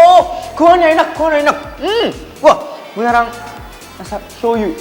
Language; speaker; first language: Indonesian; non-native, fluent; Japanese